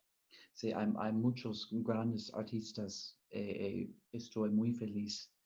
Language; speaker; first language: Spanish; non-native, fluent; English